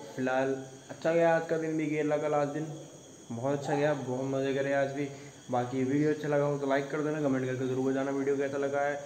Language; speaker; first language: Hindi; native; Hindi